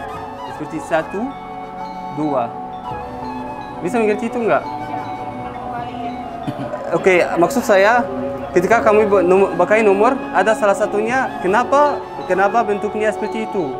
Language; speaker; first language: Indonesian; non-native, learner; Arabic